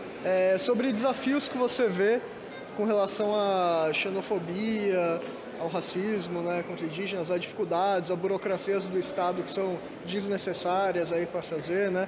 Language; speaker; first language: Portuguese; native; Portuguese